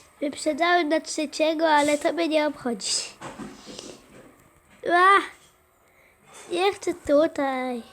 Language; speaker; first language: Polish; native; Polish